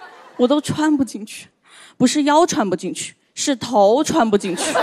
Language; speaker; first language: Chinese; native; Chinese